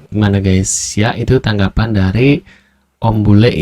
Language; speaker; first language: Indonesian; native; Indonesian